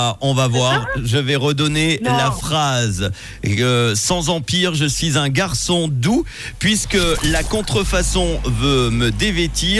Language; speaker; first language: French; native; French